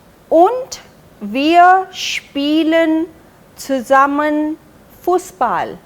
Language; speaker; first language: German; non-native, fluent; Hindi